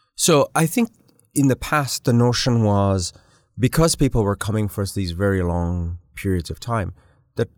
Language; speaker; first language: English; early bilingual, other home language; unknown